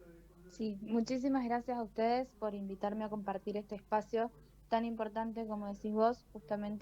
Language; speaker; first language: Spanish; native; Spanish